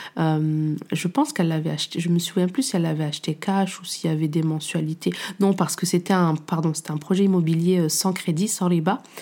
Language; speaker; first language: French; native; French